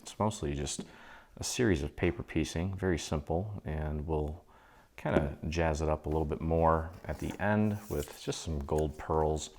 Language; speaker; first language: English; native; English